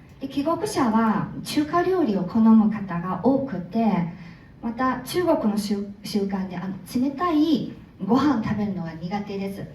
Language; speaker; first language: Japanese; non-native, fluent; Korean